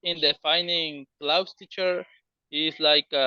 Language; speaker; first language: English; non-native, learner; Spanish